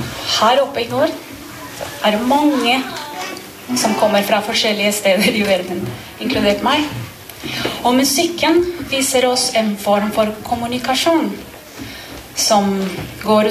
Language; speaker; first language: Norwegian; non-native, fluent; Spanish